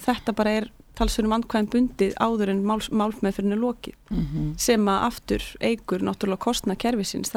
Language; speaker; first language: Icelandic; native; Icelandic